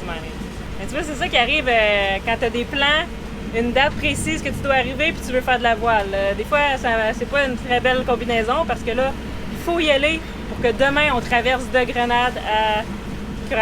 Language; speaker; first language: French; native; French